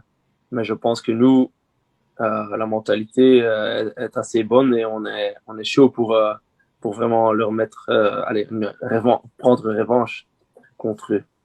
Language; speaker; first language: French; non-native, local second language; Dutch